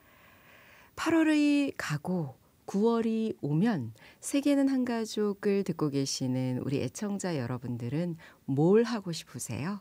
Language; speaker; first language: Korean; native; Korean